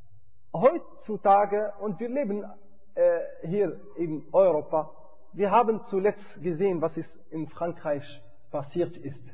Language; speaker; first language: German; non-native, fluent; Arabic